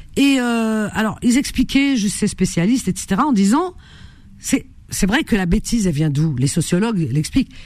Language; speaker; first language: French; native; French